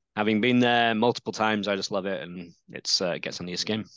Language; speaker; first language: English; native; English